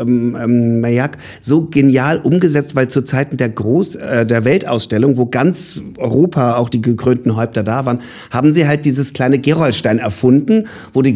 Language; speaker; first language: German; native; German